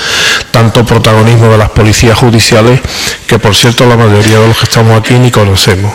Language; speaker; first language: Spanish; native; Spanish